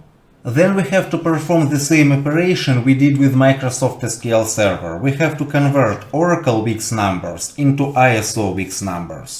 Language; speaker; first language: English; non-native, fluent; Russian